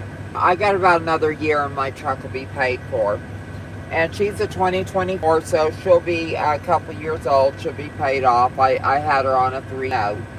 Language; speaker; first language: English; native; English